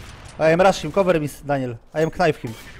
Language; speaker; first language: English; non-native, learner; Polish